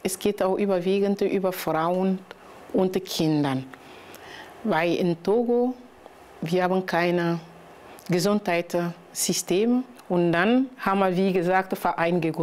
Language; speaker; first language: German; non-native, fluent; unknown